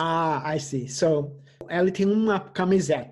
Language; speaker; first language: Portuguese; non-native, fluent; English